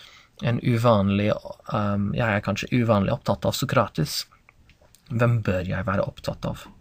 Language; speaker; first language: Norwegian; non-native, fluent; English